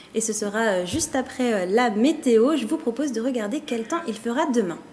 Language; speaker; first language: French; native; French